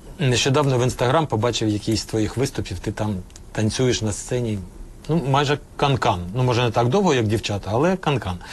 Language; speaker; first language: Ukrainian; native; Ukrainian